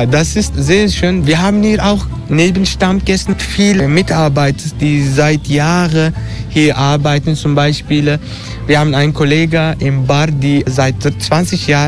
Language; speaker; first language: German; non-native, fluent; Turkish